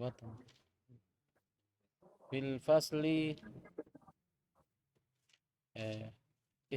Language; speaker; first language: Arabic; non-native, learner; Indonesian